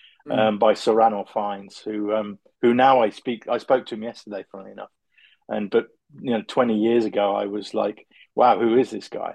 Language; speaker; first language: English; native; English